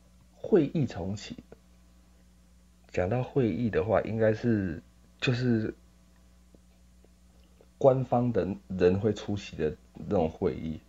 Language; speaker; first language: Chinese; native; Chinese